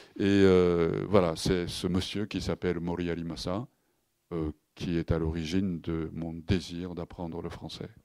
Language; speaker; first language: French; non-native, fluent; Japanese